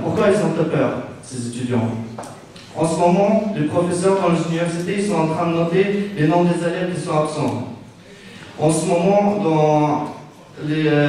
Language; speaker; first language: French; non-native, fluent; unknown